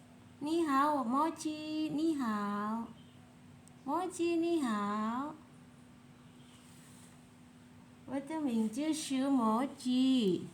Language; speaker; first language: Chinese; non-native, learner; Indonesian